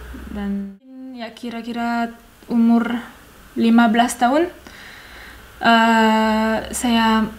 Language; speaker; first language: Indonesian; non-native, fluent; French